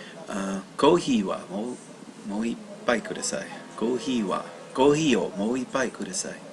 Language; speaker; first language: Japanese; non-native, learner; English